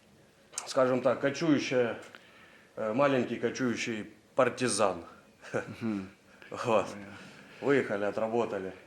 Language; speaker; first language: Russian; native; Russian